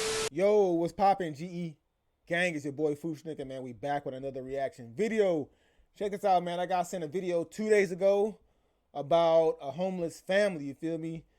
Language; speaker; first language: English; native; English